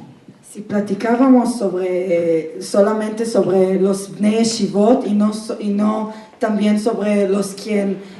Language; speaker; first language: Spanish; non-native, fluent; Hebrew